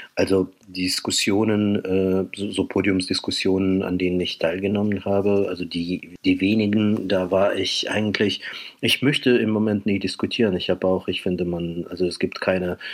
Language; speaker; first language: German; non-native, fluent; Ukrainian